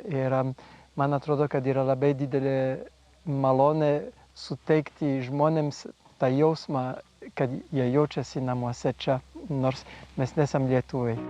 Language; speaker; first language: Lithuanian; non-native, fluent; French